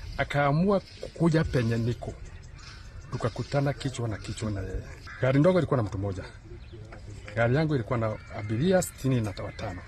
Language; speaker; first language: Swahili; non-native, local second language; Kikuyu